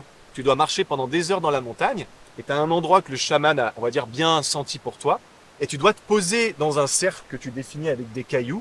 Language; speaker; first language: French; native; French